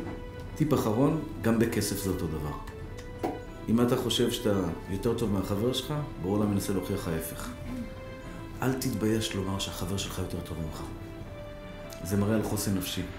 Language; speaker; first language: Hebrew; native; Hebrew